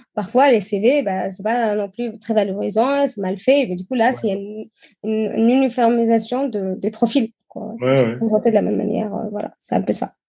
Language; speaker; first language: French; non-native, local second language; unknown